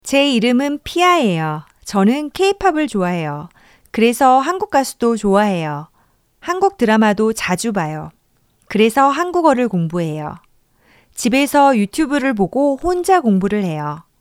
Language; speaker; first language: Korean; non-native, learner; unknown